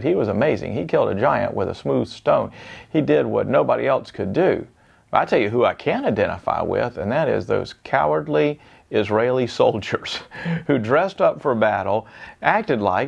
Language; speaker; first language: English; native; English